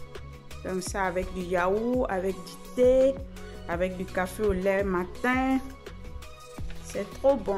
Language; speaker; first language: French; non-native, fluent; Italian